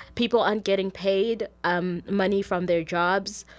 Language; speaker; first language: English; non-native, local second language; Shona